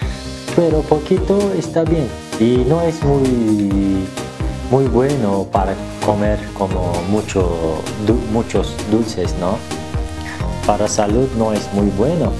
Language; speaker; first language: Spanish; non-native, learner; Turkish